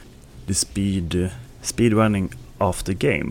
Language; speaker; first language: English; non-native, fluent; Swedish